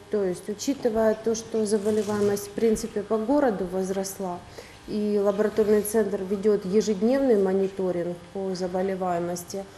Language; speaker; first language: Russian; native; Russian